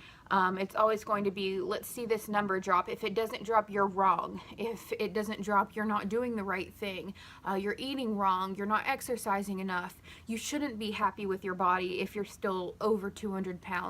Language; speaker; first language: English; native; English